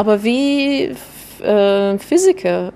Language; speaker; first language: German; non-native, fluent; Russian